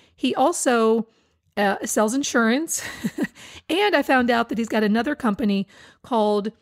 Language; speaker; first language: English; native; English